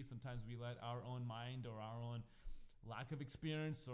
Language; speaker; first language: English; non-native, local second language; Malayalam